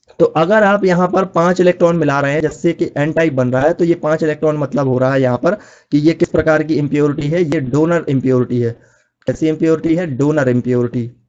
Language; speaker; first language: Hindi; native; Hindi